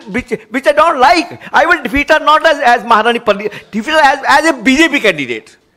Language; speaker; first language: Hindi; non-native, local second language; Punjabi